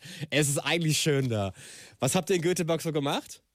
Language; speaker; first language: German; native; German